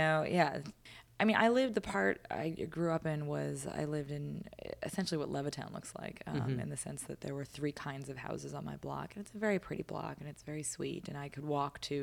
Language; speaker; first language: English; native; English